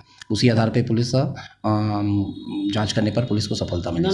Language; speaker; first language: Hindi; native; Hindi